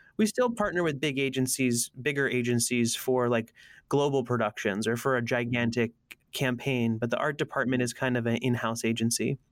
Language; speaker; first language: English; native; English